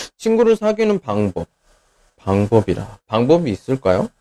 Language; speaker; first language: Korean; native; Korean